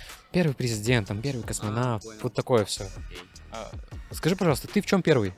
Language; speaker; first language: Russian; native; Russian